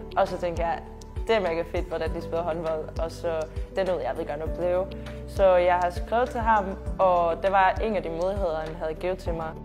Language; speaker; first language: Danish; non-native, learner; Portuguese